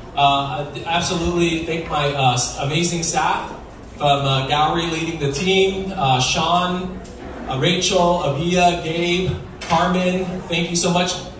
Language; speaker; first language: English; early bilingual, other home language; Vietnamese